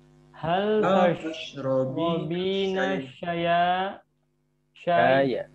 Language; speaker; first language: Arabic; non-native, learner; Indonesian